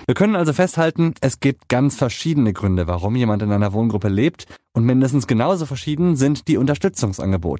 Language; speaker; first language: German; native; German